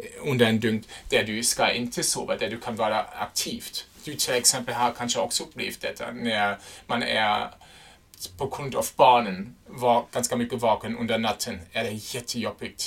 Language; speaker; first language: Swedish; non-native, fluent; German